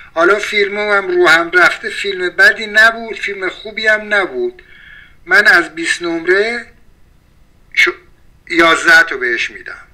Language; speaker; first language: Persian; native; Persian